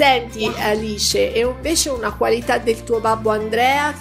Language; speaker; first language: Italian; native; Italian